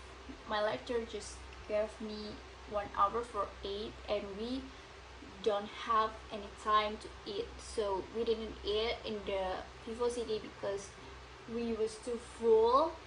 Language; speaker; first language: English; non-native, learner; Indonesian